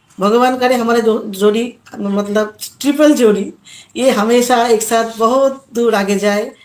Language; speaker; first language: Hindi; non-native, local second language; Assamese